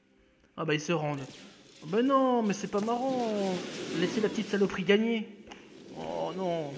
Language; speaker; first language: French; native; French